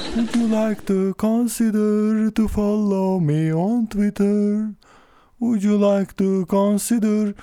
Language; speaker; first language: English; non-native, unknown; Turkish